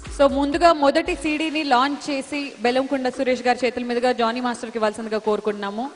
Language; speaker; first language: Telugu; native; Telugu